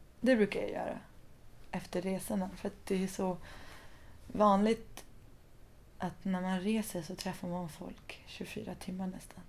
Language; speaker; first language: Swedish; early bilingual, other home language; Persian